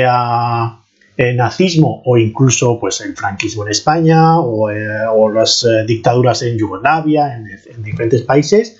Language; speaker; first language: Spanish; native; Spanish